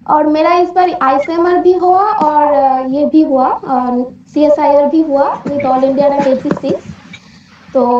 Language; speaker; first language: Hindi; native; Hindi